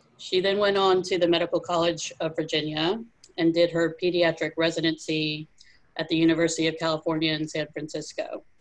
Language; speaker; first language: English; native; English